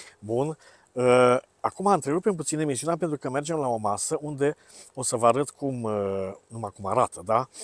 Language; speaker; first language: Romanian; native; Romanian